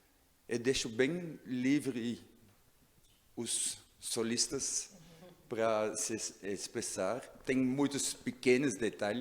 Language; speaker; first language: Portuguese; non-native, learner; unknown